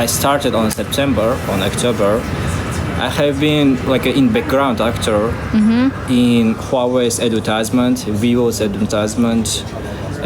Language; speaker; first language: English; non-native, fluent; Uzbek